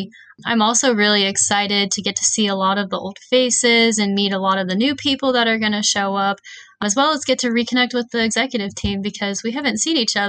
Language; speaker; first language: English; native; English